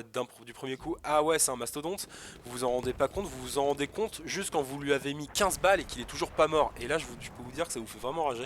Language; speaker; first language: French; native; French